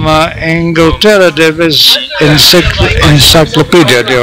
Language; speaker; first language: Turkish; non-native, learner; English